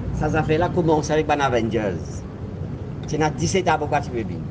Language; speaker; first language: French; non-native, local second language; Morisyen